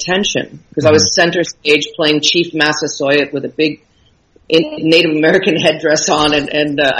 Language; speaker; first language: English; native; English